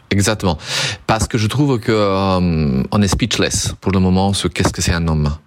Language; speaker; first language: French; non-native, fluent; Italian